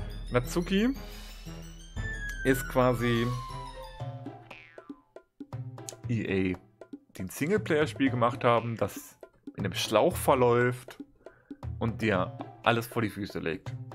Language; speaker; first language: German; native; German